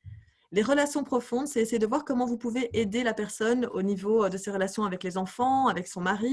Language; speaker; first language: French; native; French